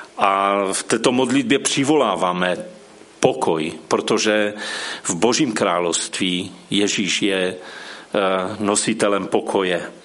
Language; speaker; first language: Czech; non-native, local second language; Polish